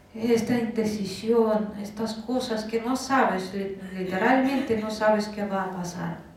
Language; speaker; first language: Spanish; non-native, fluent; Russian